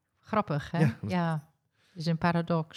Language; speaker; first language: Dutch; early bilingual, heritage; Dutch